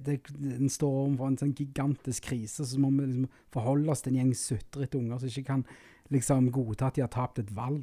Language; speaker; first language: Norwegian; native; Norwegian